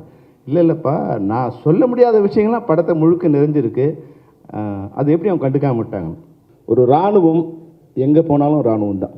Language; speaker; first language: Tamil; native; Tamil